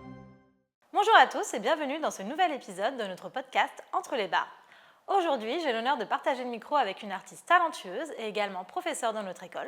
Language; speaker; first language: French; native; French